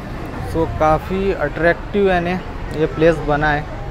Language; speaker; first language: Hindi; non-native, local second language; Marathi